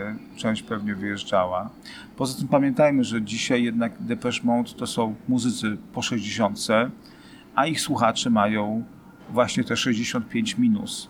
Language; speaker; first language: Polish; native; Polish